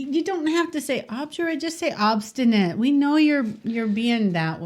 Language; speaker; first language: English; native; English